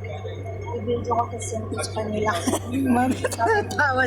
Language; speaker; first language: Filipino; native; Filipino